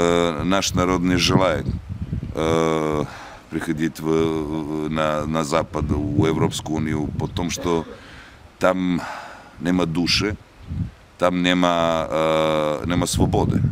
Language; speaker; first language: Russian; non-native, learner; Serbian